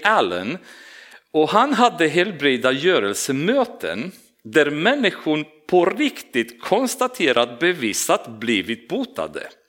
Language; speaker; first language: Swedish; non-native, fluent; Romanian